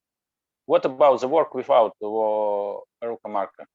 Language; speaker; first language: English; non-native, learner; Russian